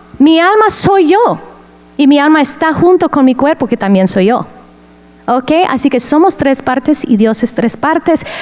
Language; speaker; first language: Spanish; non-native, fluent; English